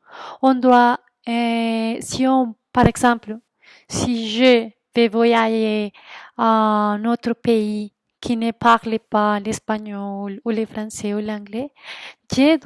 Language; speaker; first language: French; non-native, fluent; Spanish